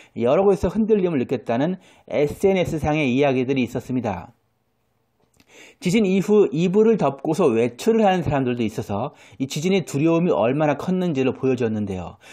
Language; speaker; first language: Korean; native; Korean